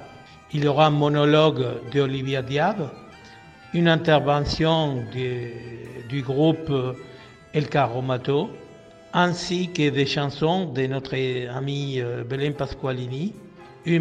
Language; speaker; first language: French; non-native, fluent; Spanish